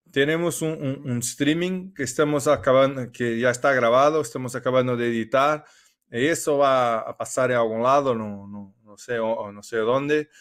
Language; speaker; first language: Spanish; non-native, learner; Portuguese